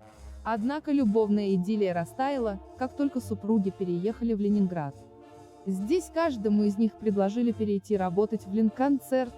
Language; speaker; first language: Russian; native; Russian